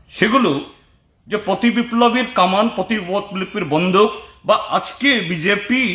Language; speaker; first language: Bangla; native; Bangla